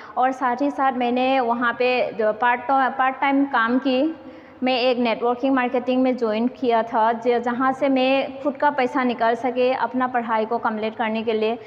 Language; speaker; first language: Hindi; non-native, local second language; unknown